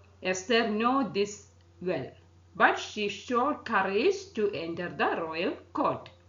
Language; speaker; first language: English; non-native, local second language; Malayalam